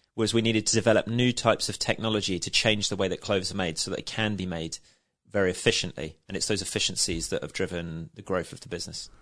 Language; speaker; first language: English; native; English